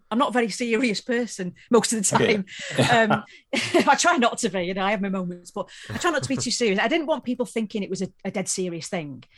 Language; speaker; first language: English; native; English